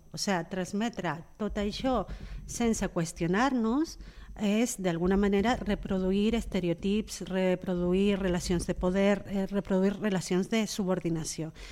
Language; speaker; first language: Catalan; non-native, local second language; Spanish